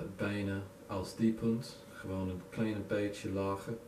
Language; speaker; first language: Dutch; non-native, learner; English